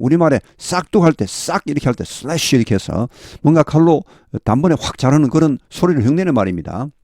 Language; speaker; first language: Korean; native; Korean